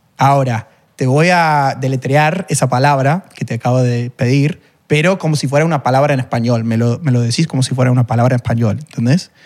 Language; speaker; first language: Spanish; non-native, fluent; English